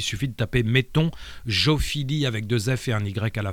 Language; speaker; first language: French; native; French